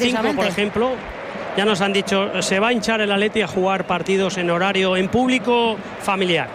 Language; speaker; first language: Spanish; native; Spanish